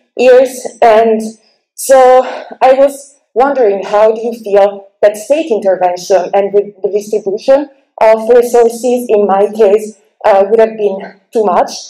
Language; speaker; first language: English; non-native, fluent; Italian